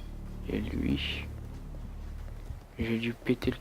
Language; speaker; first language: French; native; French